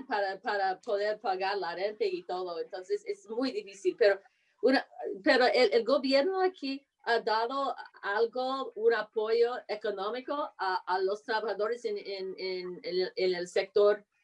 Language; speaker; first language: Spanish; non-native, fluent; English